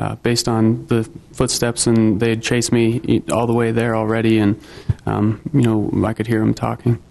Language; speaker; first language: English; native; English